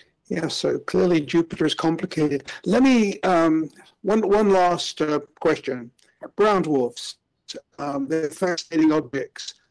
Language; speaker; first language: English; native; English